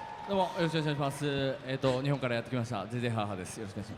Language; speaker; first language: Japanese; native; Japanese